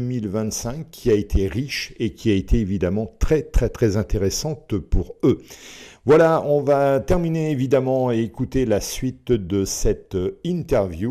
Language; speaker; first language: French; native; French